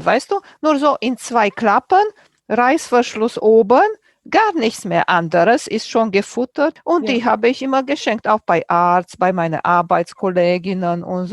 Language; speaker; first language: German; non-native, fluent; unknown